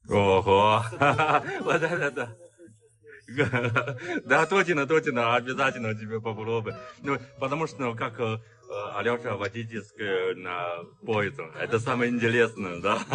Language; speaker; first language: Russian; non-native, learner; Chinese